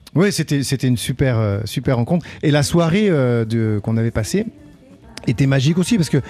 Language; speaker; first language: French; native; French